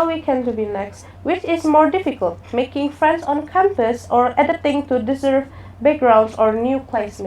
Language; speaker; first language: English; non-native, learner; Indonesian